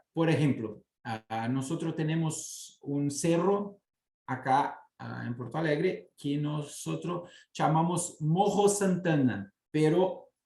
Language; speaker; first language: Spanish; non-native, fluent; Portuguese